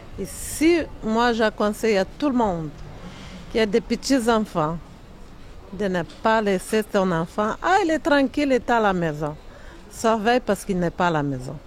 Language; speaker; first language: French; non-native, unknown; Portuguese